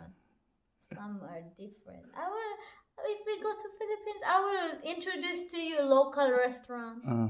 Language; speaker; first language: English; non-native, local second language; Cebuano